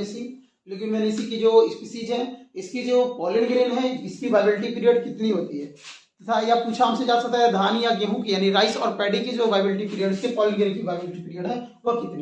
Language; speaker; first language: Hindi; native; Hindi